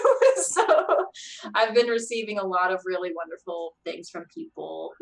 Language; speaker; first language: English; native; English